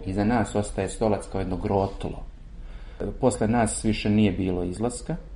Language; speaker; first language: Serbian; native; Serbian